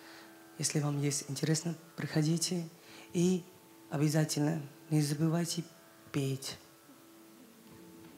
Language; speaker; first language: Russian; non-native, learner; Hindi